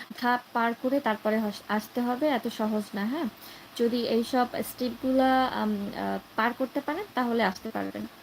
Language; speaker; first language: Bangla; native; Bangla